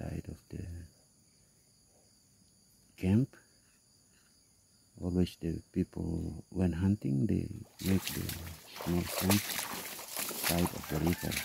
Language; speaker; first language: English; non-native, learner; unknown